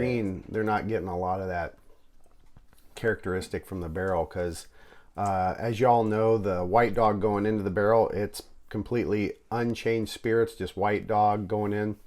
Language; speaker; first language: English; native; English